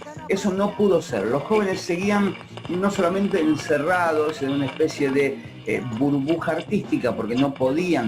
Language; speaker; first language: Spanish; native; Spanish